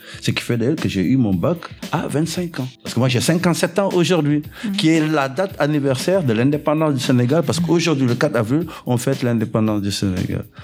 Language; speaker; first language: French; non-native, local second language; Wolof